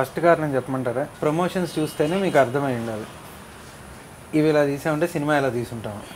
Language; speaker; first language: Telugu; native; Telugu